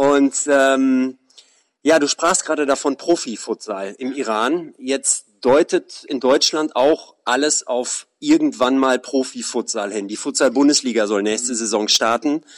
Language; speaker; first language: German; native; German